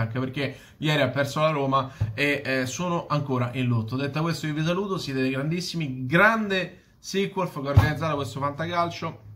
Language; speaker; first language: Italian; native; Italian